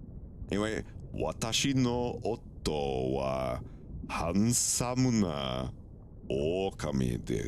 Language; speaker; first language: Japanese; non-native, learner; English